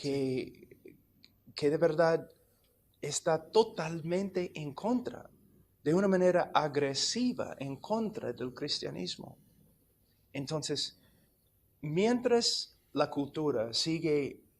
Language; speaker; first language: Spanish; non-native, fluent; English